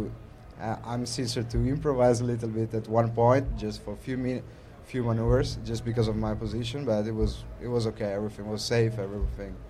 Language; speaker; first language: English; non-native, fluent; Italian